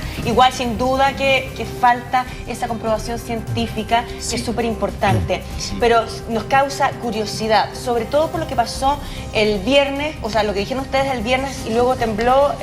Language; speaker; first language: Spanish; native; Spanish